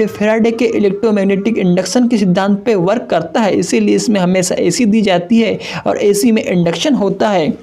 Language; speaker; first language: Hindi; native; Hindi